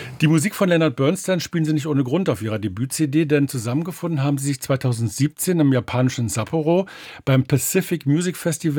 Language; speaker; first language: German; native; German